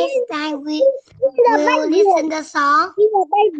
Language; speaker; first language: English; non-native, learner; Vietnamese